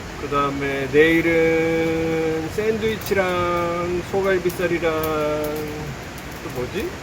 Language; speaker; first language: Korean; native; Korean